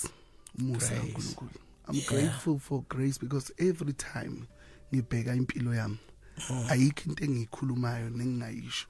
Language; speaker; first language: English; non-native, local second language; Zulu